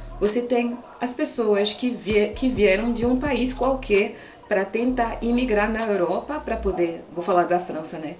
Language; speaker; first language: Portuguese; non-native, fluent; French